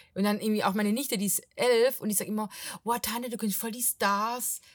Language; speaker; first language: German; non-native, fluent; Portuguese